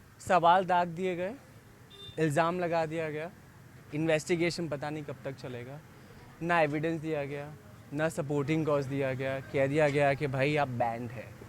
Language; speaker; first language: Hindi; native; Hindi